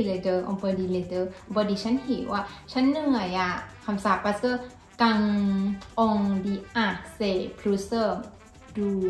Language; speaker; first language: French; non-native, learner; Thai